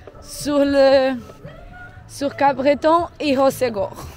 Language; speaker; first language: French; non-native, learner; Portuguese